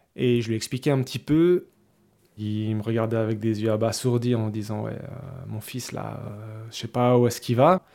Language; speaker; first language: French; early bilingual, other home language; Spanish